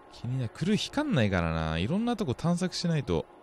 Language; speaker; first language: Japanese; native; Japanese